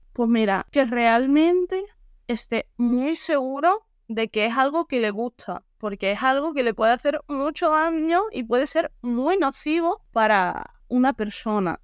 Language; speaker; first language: Spanish; native; Spanish